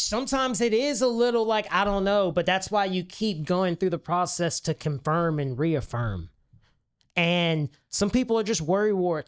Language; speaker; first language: English; native; English